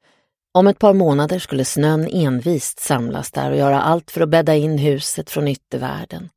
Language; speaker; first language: Swedish; native; Swedish